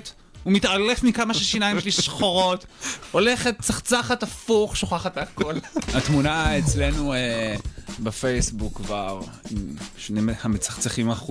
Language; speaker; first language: Hebrew; native; Hebrew